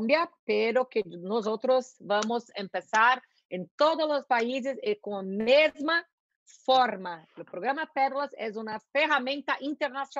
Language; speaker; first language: Spanish; non-native, learner; Portuguese